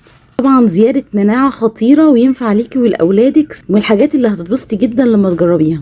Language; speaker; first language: Arabic; native; Arabic